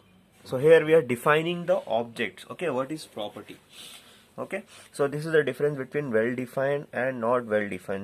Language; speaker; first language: English; non-native, local second language; Telugu